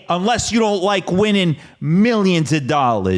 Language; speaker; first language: English; native; English